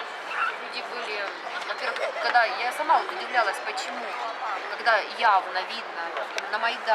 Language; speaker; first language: Russian; native; Russian